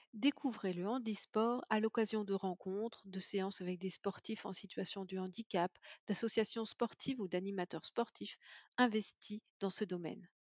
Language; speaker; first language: French; native; French